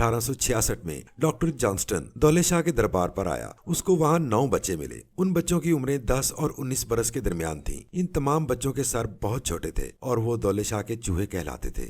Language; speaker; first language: Urdu; native; Urdu